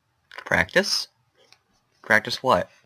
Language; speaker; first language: English; native; English